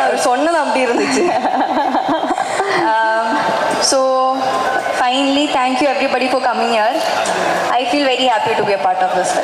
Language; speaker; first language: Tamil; non-native, local second language; Malayalam